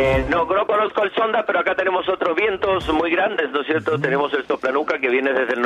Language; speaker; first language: Spanish; native; Spanish